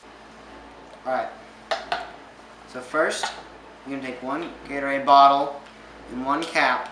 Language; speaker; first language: English; native; English